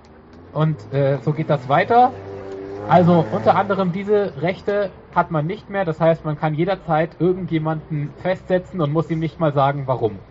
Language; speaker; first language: German; native; German